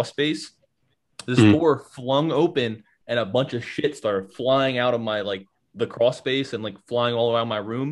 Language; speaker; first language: English; native; English